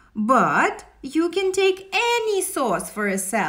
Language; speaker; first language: English; non-native, fluent; Russian